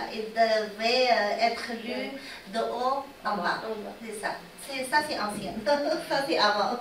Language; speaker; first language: French; non-native, learner; Chinese